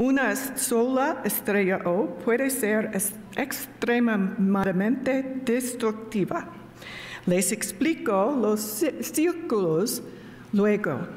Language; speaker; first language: Spanish; non-native, learner; English